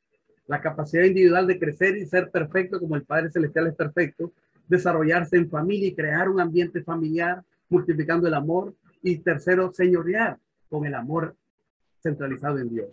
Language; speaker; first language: Spanish; native; Spanish